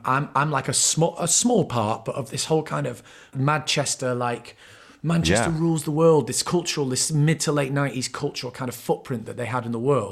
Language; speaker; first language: English; native; English